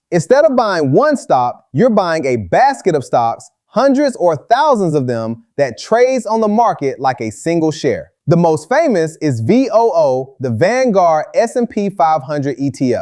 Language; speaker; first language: English; native; English